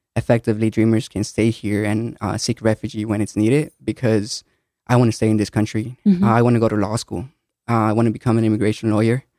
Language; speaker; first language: English; early bilingual, other home language; Spanish